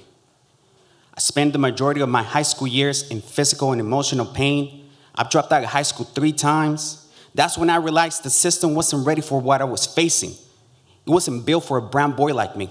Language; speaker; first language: English; early bilingual, other home language; Spanish